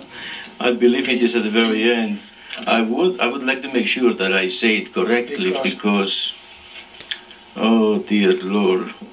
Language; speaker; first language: English; non-native, fluent; Spanish